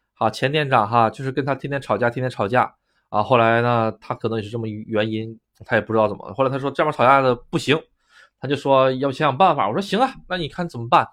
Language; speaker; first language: Chinese; native; Chinese